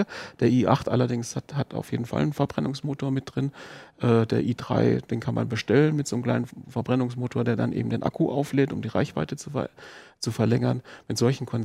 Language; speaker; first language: German; native; German